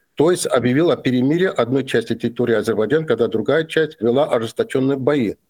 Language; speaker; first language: Russian; non-native, local second language; Azerbaijani